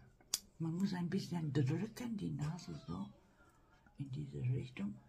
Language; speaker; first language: German; non-native, fluent; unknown